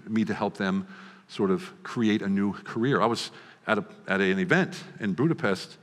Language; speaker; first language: English; native; English